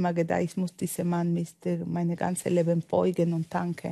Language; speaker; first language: German; non-native, learner; Spanish